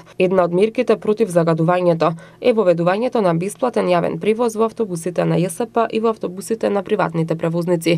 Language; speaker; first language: Macedonian; native; Macedonian